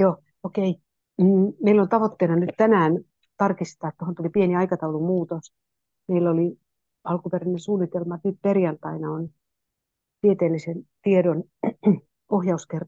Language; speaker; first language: Finnish; native; Finnish